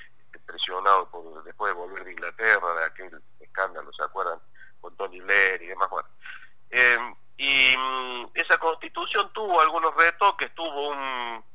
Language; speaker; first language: Spanish; native; Spanish